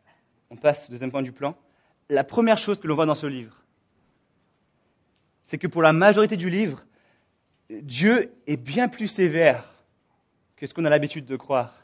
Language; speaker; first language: French; native; French